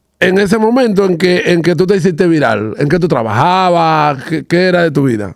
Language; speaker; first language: Spanish; native; Spanish